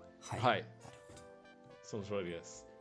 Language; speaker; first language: Japanese; non-native, learner; English